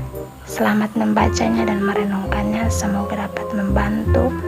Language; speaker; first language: Indonesian; native; Indonesian